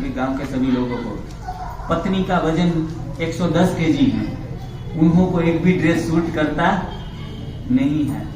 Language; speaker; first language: Hindi; non-native, local second language; Gujarati